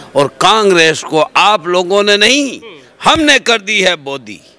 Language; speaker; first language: Hindi; native; Hindi